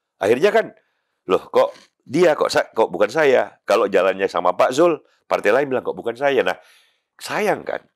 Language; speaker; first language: Indonesian; native; Indonesian